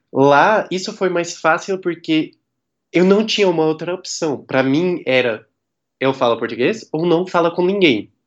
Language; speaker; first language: Portuguese; non-native, fluent; Dutch